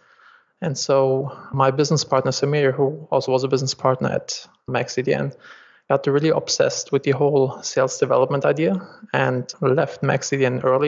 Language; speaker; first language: English; non-native, fluent; German